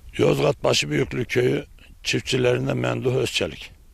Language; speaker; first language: Turkish; native; Turkish